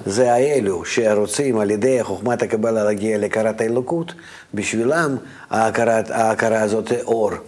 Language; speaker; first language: Hebrew; non-native, fluent; Russian